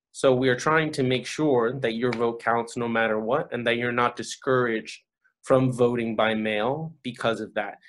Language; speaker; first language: English; early bilingual, other home language; Spanish